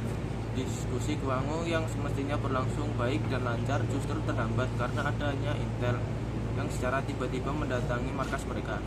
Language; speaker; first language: Indonesian; native; Indonesian